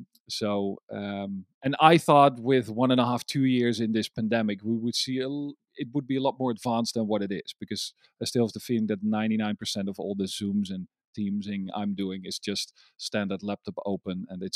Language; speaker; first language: English; non-native, fluent; Dutch